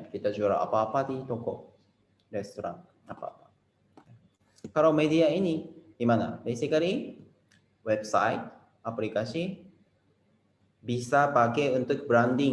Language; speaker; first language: Indonesian; non-native, fluent; Japanese